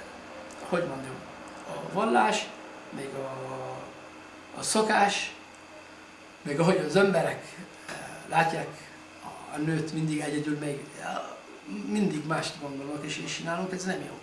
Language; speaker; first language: Hungarian; non-native, fluent; Arabic